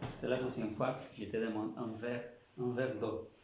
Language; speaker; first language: French; non-native, fluent; Spanish